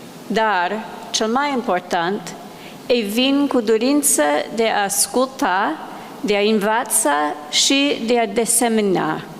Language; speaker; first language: Romanian; non-native, learner; English